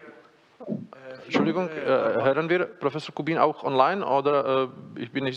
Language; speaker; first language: German; non-native, fluent; Czech